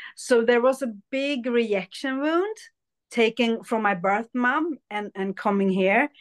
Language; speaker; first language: English; early bilingual, other home language; Hindi